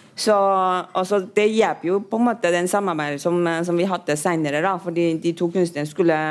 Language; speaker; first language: Norwegian; non-native, fluent; Chinese